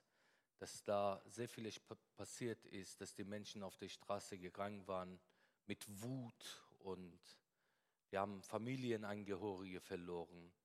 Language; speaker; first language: German; non-native, fluent; Persian